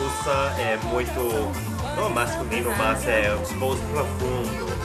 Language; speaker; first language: Portuguese; non-native, learner; English